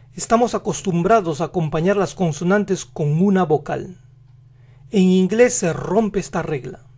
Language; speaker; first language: Spanish; native; Spanish